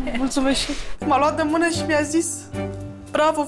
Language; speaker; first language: Romanian; native; Romanian